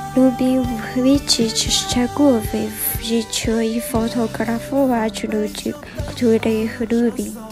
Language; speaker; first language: Polish; non-native, learner; Chinese